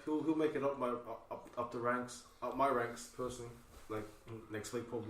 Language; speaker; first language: English; native; English